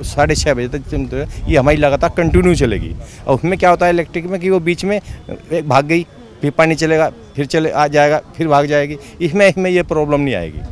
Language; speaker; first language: Hindi; native; Hindi